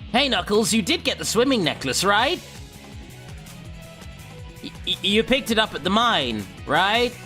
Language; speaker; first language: English; native; English